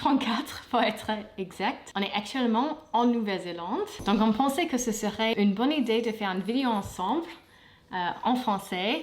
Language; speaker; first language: French; non-native, fluent; English